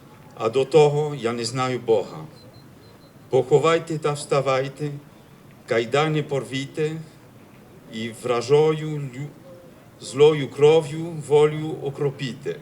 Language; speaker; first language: Ukrainian; non-native, learner; French